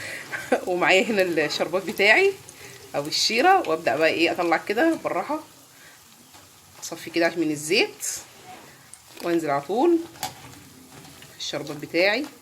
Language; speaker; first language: Arabic; native; Arabic